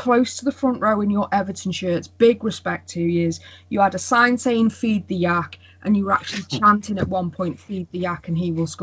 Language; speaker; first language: English; native; English